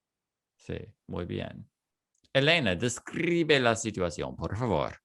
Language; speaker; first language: Spanish; non-native, fluent; English